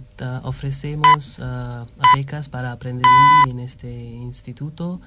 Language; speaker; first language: Spanish; non-native, fluent; Hindi